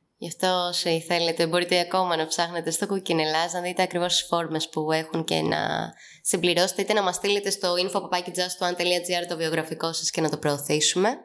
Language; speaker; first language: Greek; native; Greek